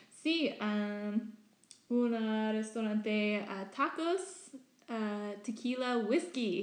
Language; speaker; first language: Spanish; non-native, learner; English